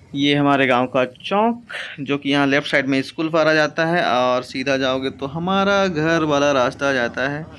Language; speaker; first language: Hindi; native; Hindi